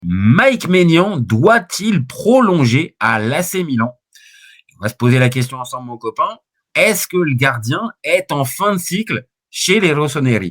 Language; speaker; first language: French; native; French